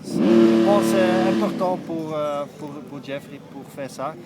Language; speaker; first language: French; non-native, fluent; Dutch